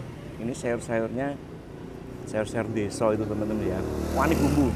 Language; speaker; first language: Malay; non-native, local second language; Javanese